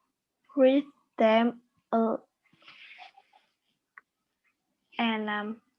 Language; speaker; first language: English; non-native, learner; Vietnamese